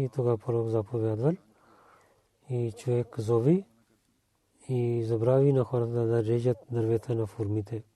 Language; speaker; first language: Bulgarian; non-native, learner; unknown